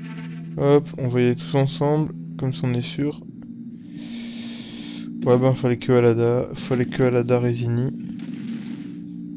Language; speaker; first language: French; native; French